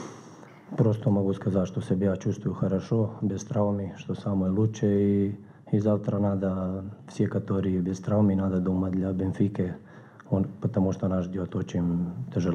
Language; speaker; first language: Russian; non-native, learner; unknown